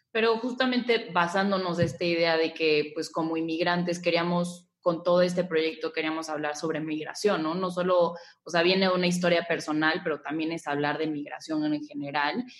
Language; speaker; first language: Spanish; native; Spanish